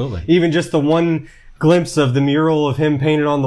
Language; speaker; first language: English; native; English